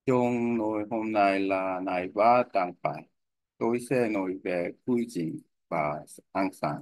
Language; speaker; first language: Vietnamese; non-native, learner; Korean